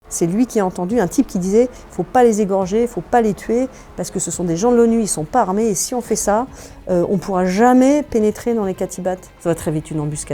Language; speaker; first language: French; native; French